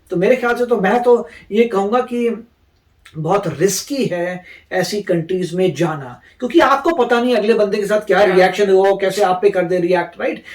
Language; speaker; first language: Hindi; native; Hindi